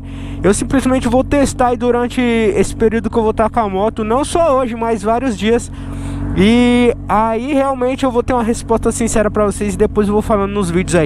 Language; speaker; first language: Portuguese; native; Portuguese